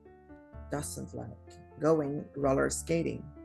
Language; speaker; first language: English; non-native, fluent; Spanish